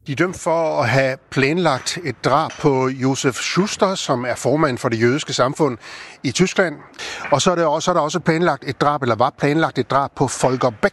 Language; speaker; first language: Danish; native; Danish